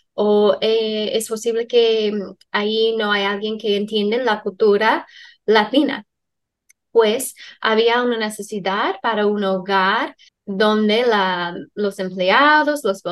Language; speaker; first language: Spanish; non-native, fluent; English